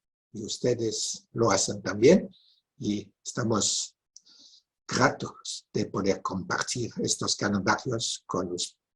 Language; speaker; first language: Spanish; non-native, fluent; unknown